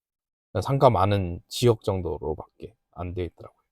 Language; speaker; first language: Korean; native; Korean